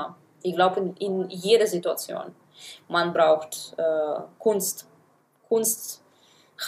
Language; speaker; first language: German; non-native, fluent; Russian